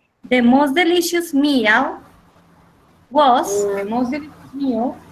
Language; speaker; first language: English; non-native, fluent; Spanish